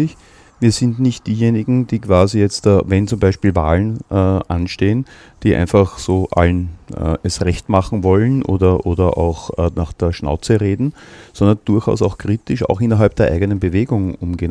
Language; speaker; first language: German; native; German